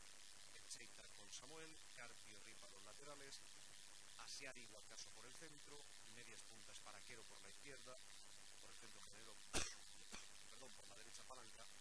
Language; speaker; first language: Spanish; native; Spanish